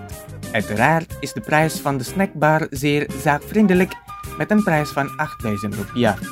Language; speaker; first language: Dutch; non-native, fluent; Indonesian